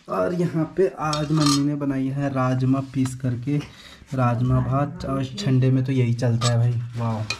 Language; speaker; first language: Hindi; native; Hindi